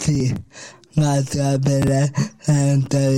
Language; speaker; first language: Catalan; non-native, local second language; Spanish